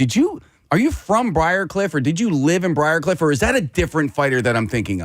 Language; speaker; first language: English; native; English